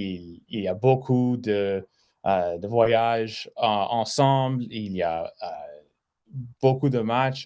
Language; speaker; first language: French; non-native, fluent; English